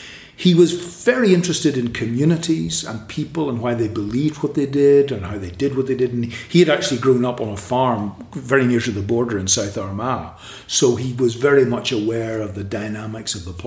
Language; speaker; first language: English; native; English